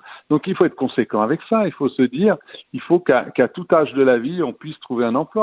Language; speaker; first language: French; native; French